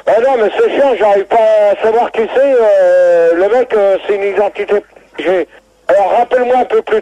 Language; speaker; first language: French; native; French